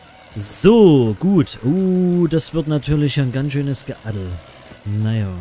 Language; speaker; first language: German; native; German